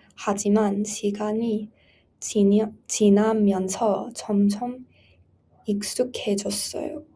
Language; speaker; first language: Korean; non-native, learner; English